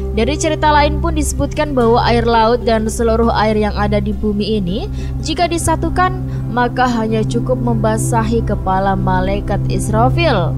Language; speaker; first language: Indonesian; native; Indonesian